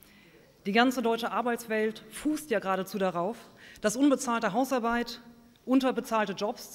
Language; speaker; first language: German; native; German